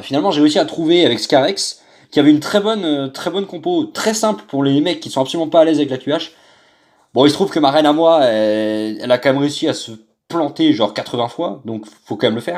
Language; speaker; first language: French; native; French